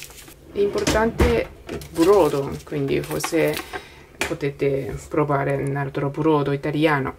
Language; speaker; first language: Italian; non-native, learner; Japanese